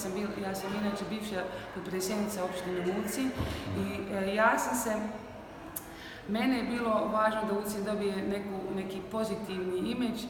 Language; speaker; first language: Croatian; non-native, fluent; German